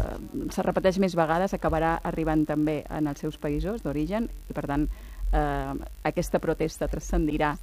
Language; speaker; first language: Catalan; native; Catalan